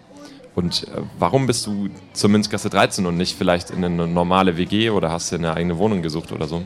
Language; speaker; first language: German; native; German